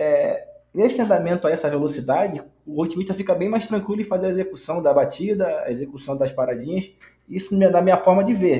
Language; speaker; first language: Portuguese; native; Portuguese